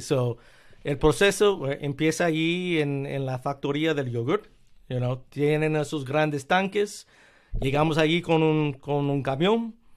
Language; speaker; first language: Spanish; early bilingual, heritage; Spanish